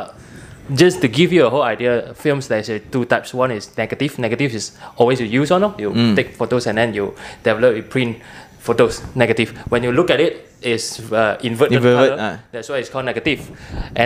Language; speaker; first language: English; non-native, local second language; Min Nan Chinese